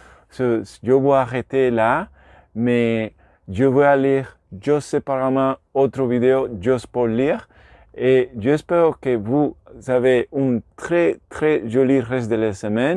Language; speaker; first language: French; non-native, learner; Spanish